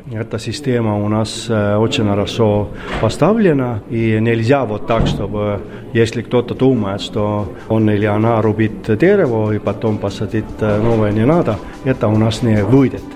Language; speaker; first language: Russian; non-native, learner; Estonian